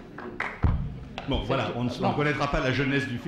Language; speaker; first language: French; native; French